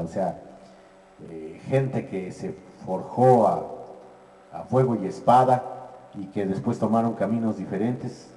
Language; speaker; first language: Spanish; native; Spanish